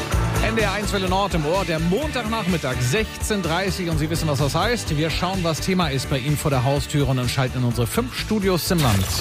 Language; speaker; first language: German; native; German